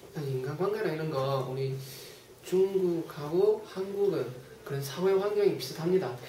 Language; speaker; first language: Korean; non-native, fluent; Chinese